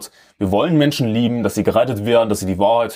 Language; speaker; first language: German; native; German